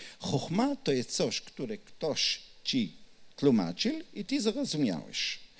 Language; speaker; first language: Polish; non-native, learner; Hebrew